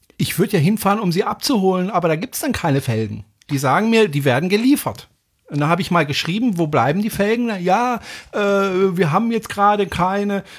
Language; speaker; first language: German; non-native, fluent; French